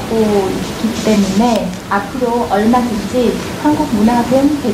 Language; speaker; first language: Korean; non-native, fluent; Vietnamese